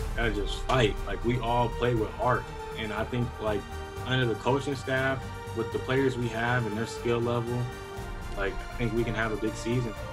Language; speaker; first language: English; native; English